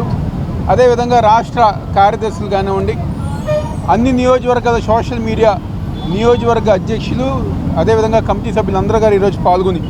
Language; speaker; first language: Telugu; native; Telugu